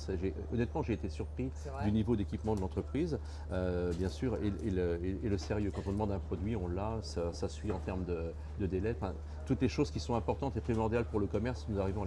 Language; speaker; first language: French; native; French